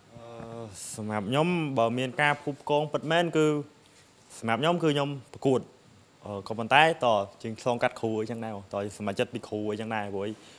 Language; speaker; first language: Khmer; native; Khmer